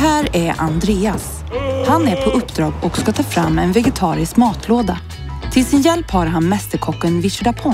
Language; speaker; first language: Swedish; native; Swedish